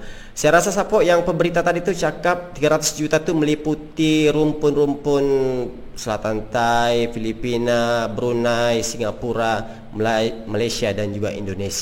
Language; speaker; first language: Malay; native; Malay